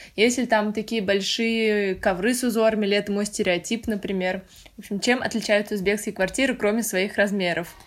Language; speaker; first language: Russian; native; Russian